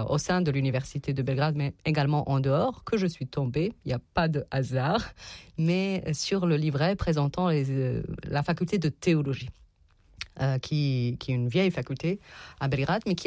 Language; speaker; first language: French; non-native, fluent; Serbian